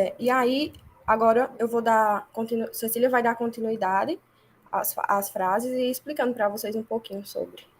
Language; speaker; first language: Portuguese; native; Portuguese